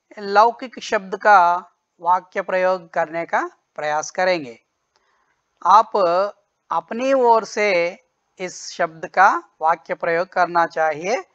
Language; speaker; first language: Hindi; non-native, local second language; Telugu